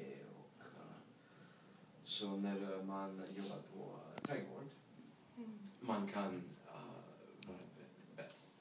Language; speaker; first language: Swedish; non-native, learner; English